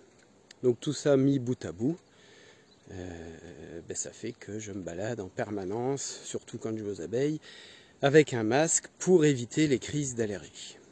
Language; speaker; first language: French; native; French